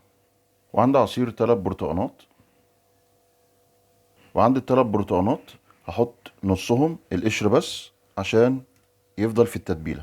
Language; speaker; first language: Arabic; native; Arabic